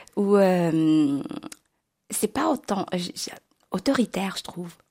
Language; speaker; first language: French; native; French